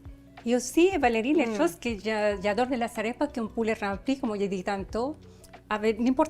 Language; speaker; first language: French; non-native, learner; Spanish